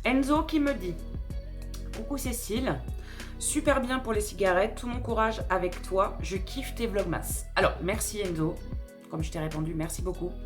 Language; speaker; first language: French; native; French